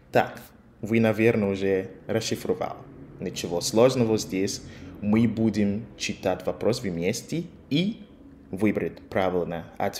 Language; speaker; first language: Russian; non-native, fluent; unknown